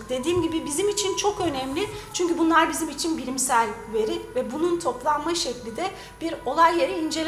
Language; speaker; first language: Turkish; native; Turkish